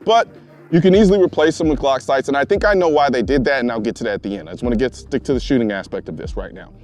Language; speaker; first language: English; native; English